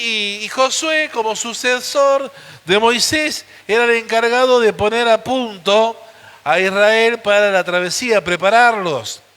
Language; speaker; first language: Spanish; native; Spanish